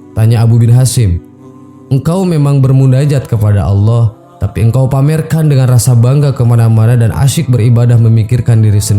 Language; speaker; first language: Indonesian; native; Indonesian